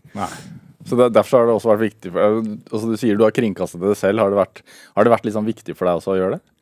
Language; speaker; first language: Norwegian; native; Norwegian